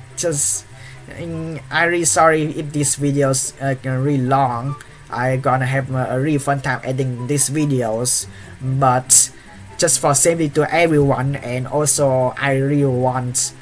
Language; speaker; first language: English; non-native, learner; Vietnamese